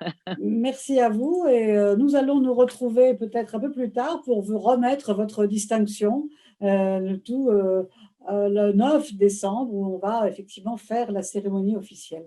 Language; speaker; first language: French; native; French